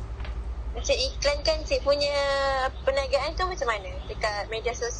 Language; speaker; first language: Malay; native; Malay